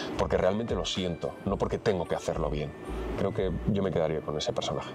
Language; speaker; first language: Spanish; native; Spanish